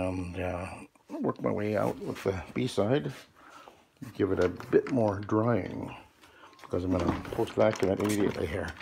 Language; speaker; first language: English; native; English